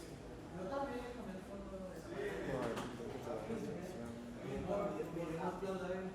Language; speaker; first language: Spanish; native; Spanish